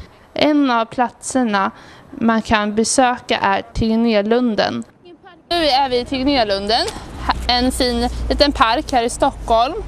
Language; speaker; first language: Swedish; native; Swedish